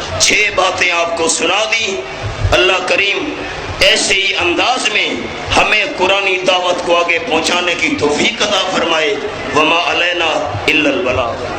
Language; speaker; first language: Urdu; non-native, local second language; Punjabi